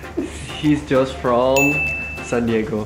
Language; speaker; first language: English; non-native, learner; Indonesian